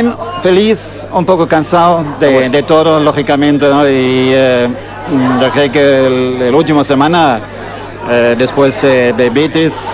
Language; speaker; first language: Spanish; non-native, fluent; German